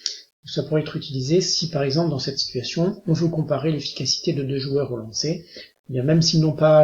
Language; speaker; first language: French; native; French